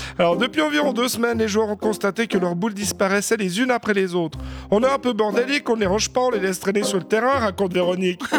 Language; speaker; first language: French; native; French